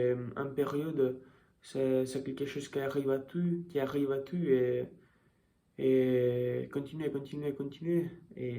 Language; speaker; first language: French; non-native, learner; Italian